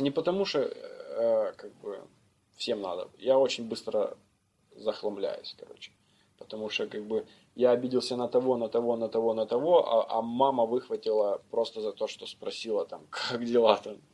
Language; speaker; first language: Russian; native; Russian